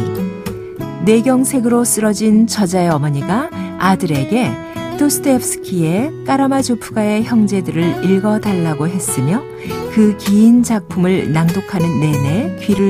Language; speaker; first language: Korean; native; Korean